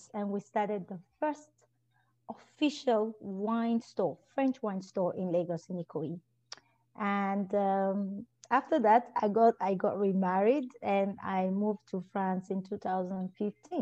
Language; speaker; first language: English; non-native, local second language; Igbo